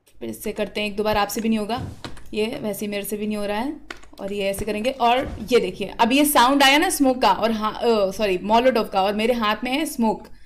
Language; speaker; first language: Hindi; native; Hindi